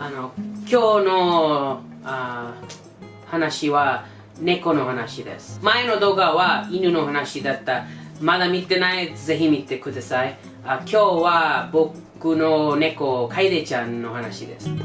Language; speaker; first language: Japanese; non-native, learner; English